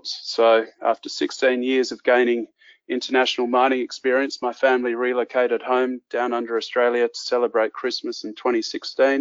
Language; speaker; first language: English; native; English